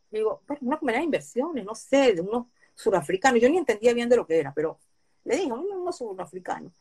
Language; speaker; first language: Spanish; early bilingual, other home language; Hebrew